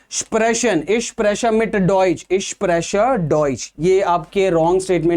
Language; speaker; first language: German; non-native, fluent; Hindi